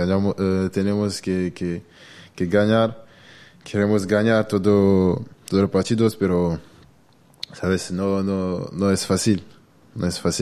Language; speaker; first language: Spanish; non-native, learner; French